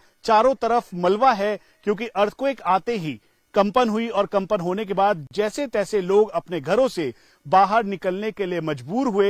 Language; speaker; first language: Hindi; native; Hindi